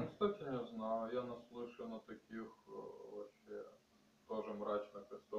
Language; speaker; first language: Russian; native; Russian